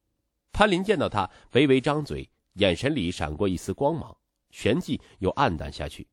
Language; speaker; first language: Chinese; native; Chinese